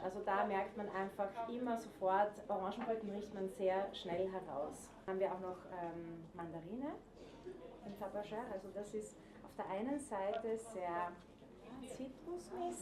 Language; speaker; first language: German; native; German